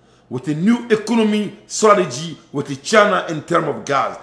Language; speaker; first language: English; non-native, learner; Bambara